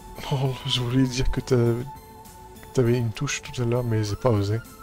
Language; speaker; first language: French; native; French